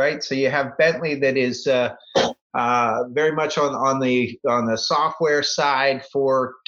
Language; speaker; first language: English; native; English